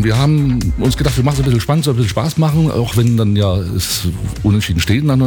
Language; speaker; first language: German; native; German